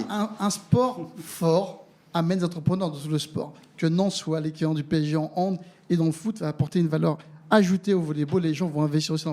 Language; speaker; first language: French; native; French